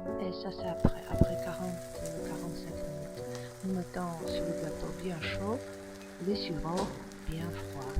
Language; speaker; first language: French; non-native, fluent; Polish